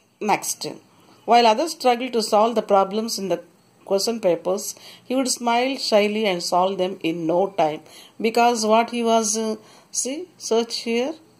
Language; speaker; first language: English; non-native, local second language; Telugu